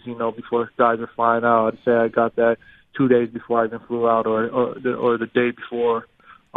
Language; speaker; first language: English; native; English